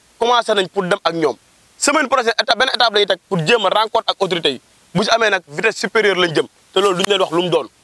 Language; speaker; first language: Wolof; native; Wolof